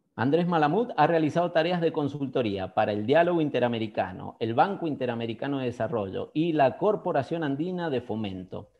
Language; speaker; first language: Spanish; native; Spanish